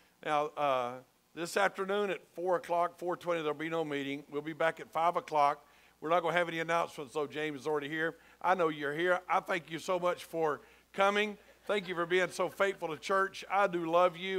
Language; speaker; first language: English; native; English